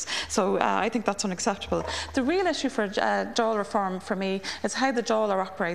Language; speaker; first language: English; native; English